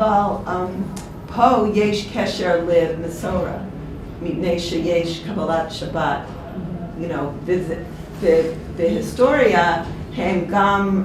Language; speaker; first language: Hebrew; non-native, fluent; English